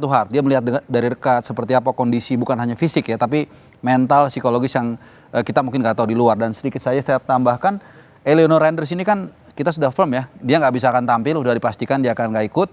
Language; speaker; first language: Indonesian; native; Indonesian